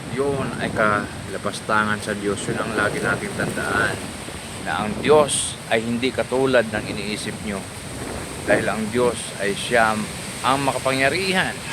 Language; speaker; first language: Filipino; non-native, local second language; Cebuano